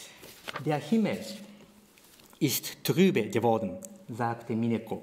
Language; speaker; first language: German; non-native, fluent; Japanese